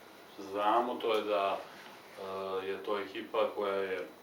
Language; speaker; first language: Serbian; native; Serbian